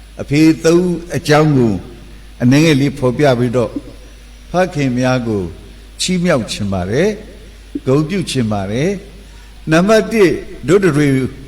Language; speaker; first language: Burmese; non-native, local second language; S'gaw Karen